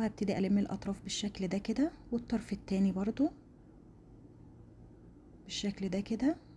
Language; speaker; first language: Arabic; native; Arabic